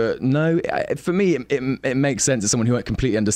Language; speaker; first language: English; native; English